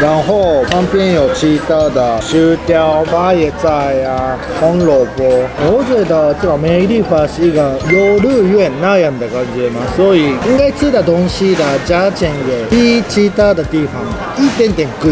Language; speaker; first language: Chinese; non-native, fluent; Japanese